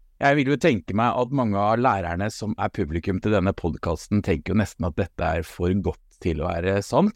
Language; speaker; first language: Norwegian; native; Norwegian